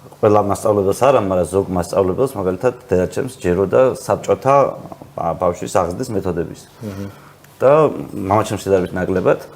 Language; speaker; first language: Georgian; native; Georgian